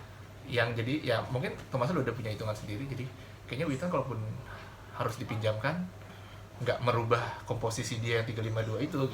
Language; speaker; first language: Indonesian; native; Indonesian